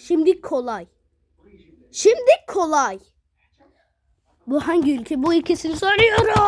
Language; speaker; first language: Turkish; early bilingual, other home language; Arabic